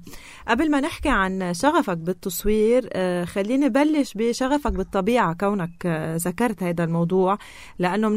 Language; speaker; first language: Arabic; native; Arabic